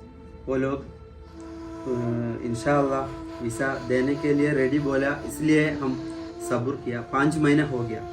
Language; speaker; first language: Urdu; non-native, local second language; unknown